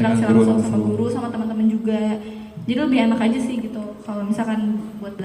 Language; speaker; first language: Indonesian; native; Indonesian